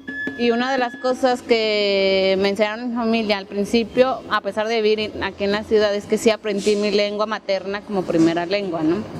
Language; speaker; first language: Spanish; non-native, local second language; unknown